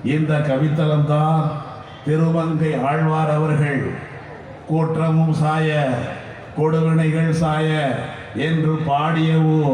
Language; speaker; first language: Tamil; native; Tamil